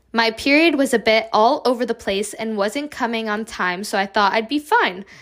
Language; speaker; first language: English; native; English